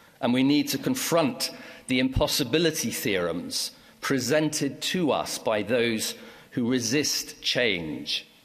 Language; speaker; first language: English; native; English